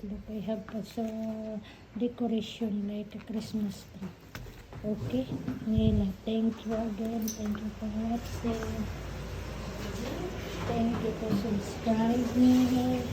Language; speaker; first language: English; non-native, learner; Filipino